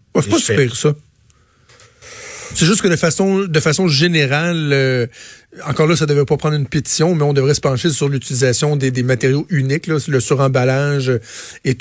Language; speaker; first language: French; native; French